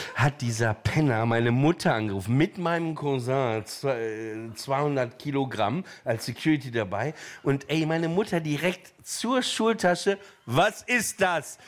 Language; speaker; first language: German; native; German